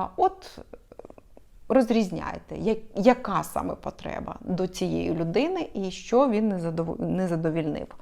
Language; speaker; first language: Ukrainian; non-native, local second language; Russian